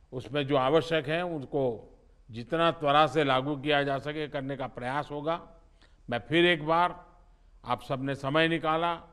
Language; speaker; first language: Hindi; non-native, local second language; Gujarati